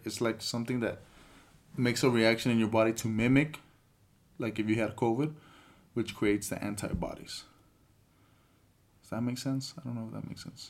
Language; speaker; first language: English; early bilingual, other home language; Spanish